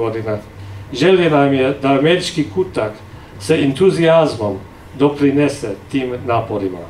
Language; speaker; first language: Serbian; non-native, fluent; English